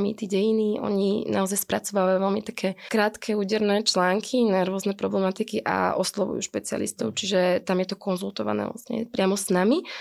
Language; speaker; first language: Slovak; native; Slovak